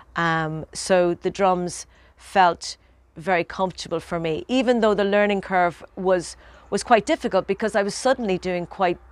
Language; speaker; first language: English; native; English